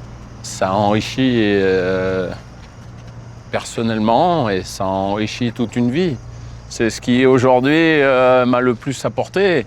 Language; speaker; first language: French; native; French